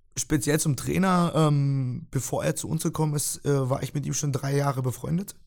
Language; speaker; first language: German; early bilingual, other home language; Russian